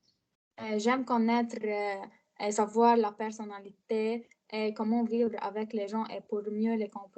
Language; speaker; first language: French; non-native, learner; Arabic